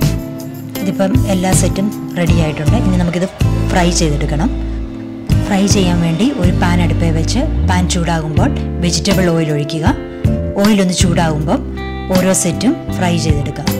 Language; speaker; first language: Malayalam; native; Malayalam